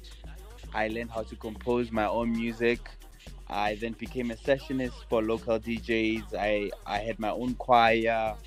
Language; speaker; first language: English; non-native, local second language; Zulu